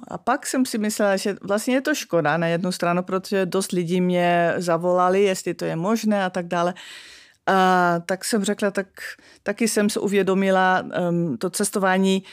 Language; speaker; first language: Czech; non-native, fluent; Dutch